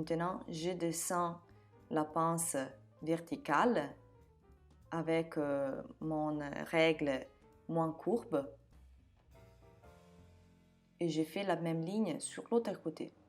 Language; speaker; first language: French; non-native, fluent; Italian